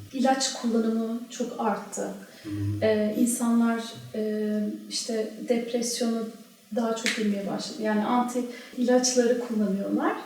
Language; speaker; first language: Turkish; early bilingual, heritage; Turkish